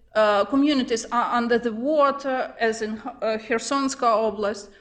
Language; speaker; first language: English; non-native, fluent; Ukrainian